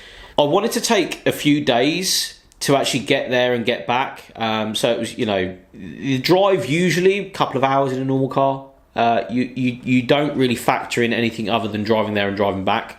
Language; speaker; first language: English; native; English